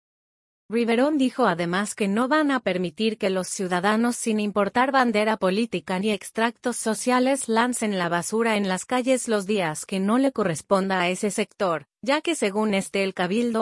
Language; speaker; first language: Spanish; native; Spanish